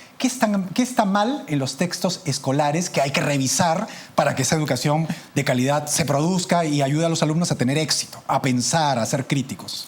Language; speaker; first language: Spanish; native; Spanish